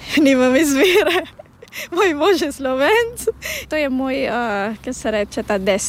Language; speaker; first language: Slovenian; non-native, learner; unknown